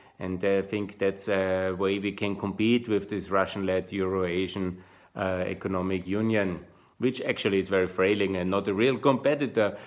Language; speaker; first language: English; non-native, fluent; German